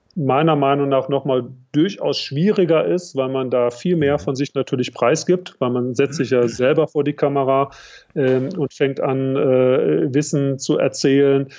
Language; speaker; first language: German; native; German